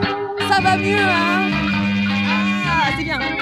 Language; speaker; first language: French; non-native, fluent; Japanese